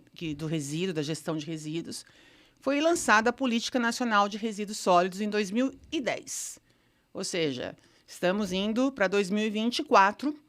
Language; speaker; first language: Portuguese; native; Portuguese